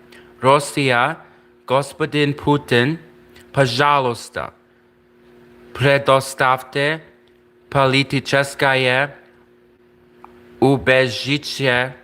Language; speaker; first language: Russian; non-native, learner; English